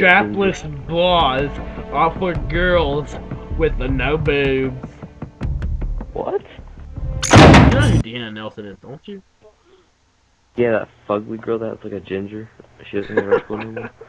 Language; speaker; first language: English; native; English